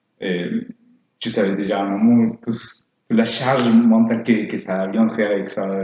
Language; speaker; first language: French; non-native, fluent; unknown